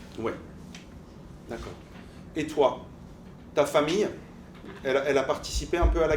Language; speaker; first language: French; native; French